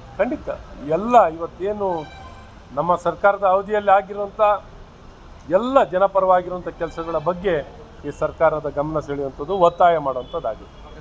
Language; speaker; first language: Kannada; native; Kannada